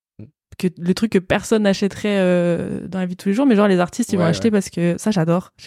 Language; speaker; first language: French; native; French